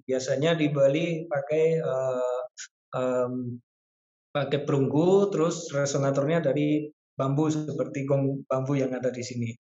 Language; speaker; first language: Indonesian; non-native, fluent; Spanish